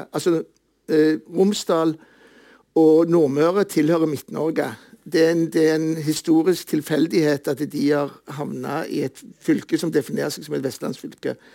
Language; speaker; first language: Norwegian; native; Norwegian